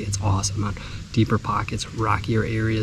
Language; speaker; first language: English; native; English